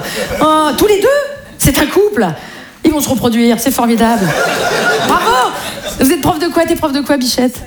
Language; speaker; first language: French; native; French